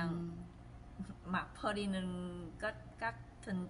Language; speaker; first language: Korean; non-native, fluent; Vietnamese